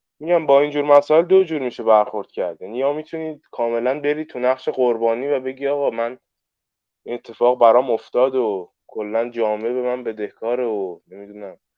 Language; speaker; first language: Persian; native; Persian